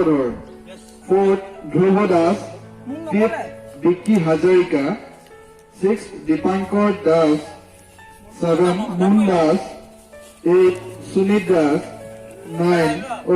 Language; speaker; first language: Assamese; native; Assamese